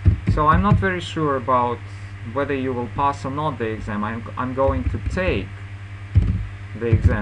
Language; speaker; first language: English; non-native, fluent; Russian